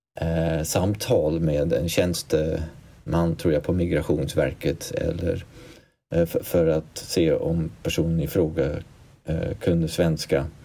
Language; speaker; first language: Swedish; non-native, fluent; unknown